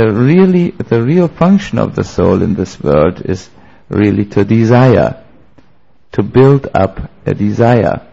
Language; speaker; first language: English; non-native, fluent; German